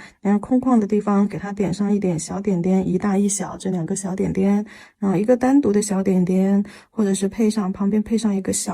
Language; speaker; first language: Chinese; native; Chinese